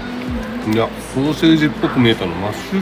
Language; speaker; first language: Japanese; native; Japanese